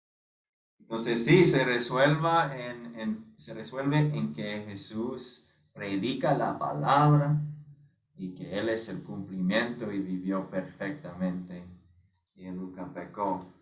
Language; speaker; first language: Spanish; non-native, fluent; English